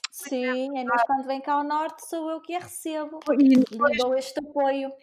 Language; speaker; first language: Portuguese; early bilingual, other home language; Spanish